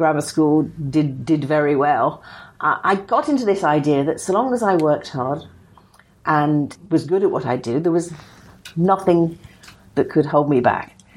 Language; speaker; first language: English; native; English